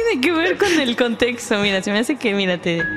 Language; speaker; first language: Spanish; native; Spanish